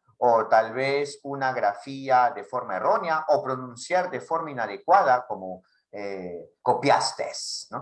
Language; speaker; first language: Spanish; native; Spanish